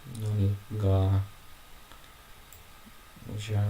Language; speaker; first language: Japanese; non-native, learner; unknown